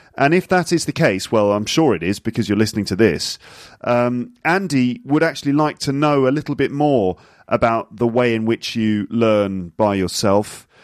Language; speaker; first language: English; native; English